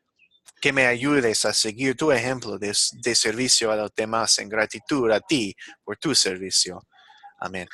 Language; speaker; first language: Spanish; non-native, fluent; English